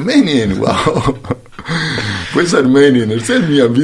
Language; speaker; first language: German; non-native, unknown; Spanish